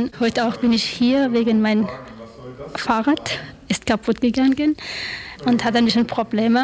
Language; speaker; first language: German; non-native, learner; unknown